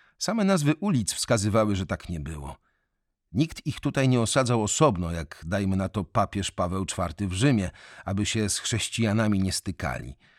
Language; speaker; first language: Polish; native; Polish